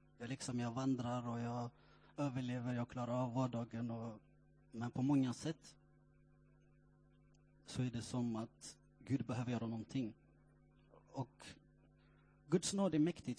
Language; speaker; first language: Swedish; non-native, fluent; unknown